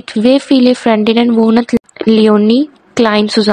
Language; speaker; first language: German; non-native, learner; Urdu